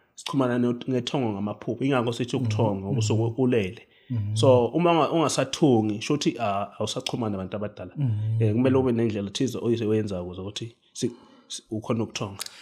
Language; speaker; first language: Zulu; native; Zulu